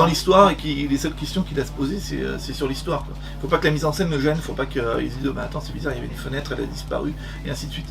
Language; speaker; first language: French; native; French